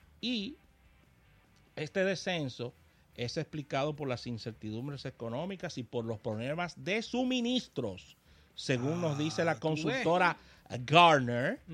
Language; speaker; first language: Spanish; native; Spanish